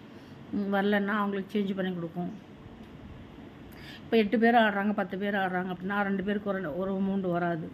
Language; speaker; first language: Tamil; non-native, learner; Malayalam